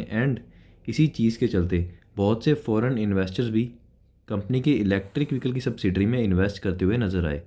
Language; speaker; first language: Hindi; native; Hindi